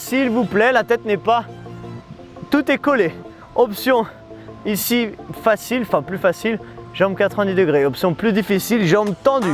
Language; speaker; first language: French; native; French